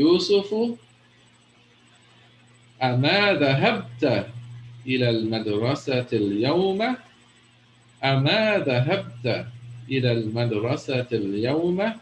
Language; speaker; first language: Arabic; non-native, fluent; English